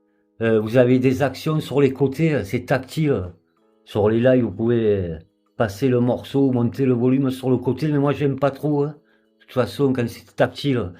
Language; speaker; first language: French; native; French